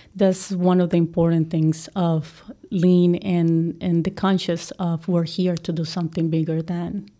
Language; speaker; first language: English; non-native, fluent; Spanish